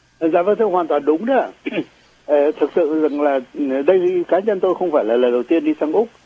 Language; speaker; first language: Vietnamese; native; Vietnamese